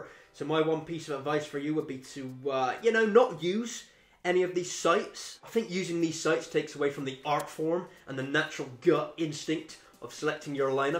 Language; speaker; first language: English; native; English